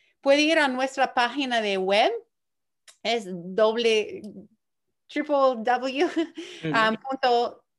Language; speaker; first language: Spanish; early bilingual, heritage; Spanish